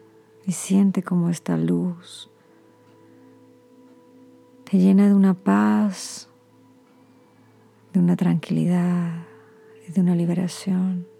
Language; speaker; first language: Spanish; native; Spanish